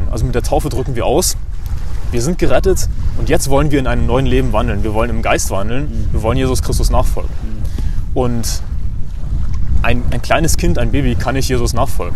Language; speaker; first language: German; native; German